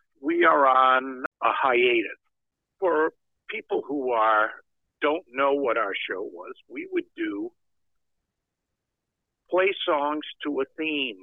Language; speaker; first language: English; native; English